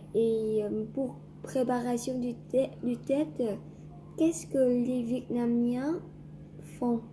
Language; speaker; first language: French; non-native, learner; Vietnamese